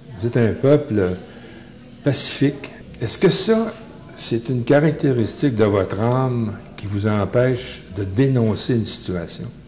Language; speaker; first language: French; native; French